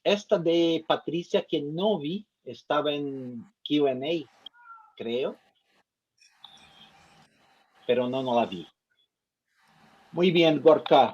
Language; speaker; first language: Spanish; non-native, fluent; Portuguese